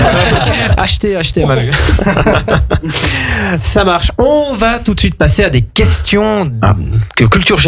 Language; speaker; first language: French; native; French